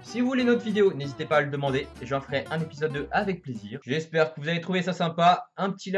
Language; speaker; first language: French; native; French